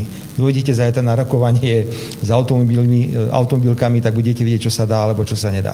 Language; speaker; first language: Slovak; native; Slovak